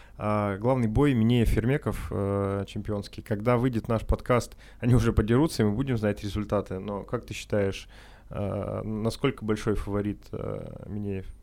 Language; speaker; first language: Russian; native; Russian